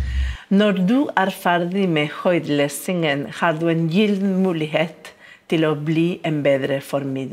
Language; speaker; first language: Norwegian; non-native, fluent; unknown